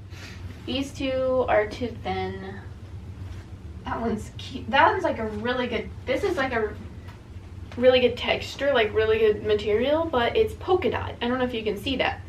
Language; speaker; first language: English; native; English